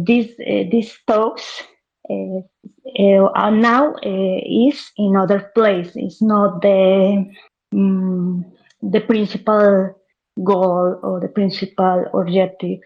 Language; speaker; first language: English; non-native, learner; Spanish